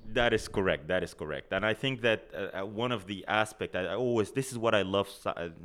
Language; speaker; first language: English; non-native, fluent; Arabic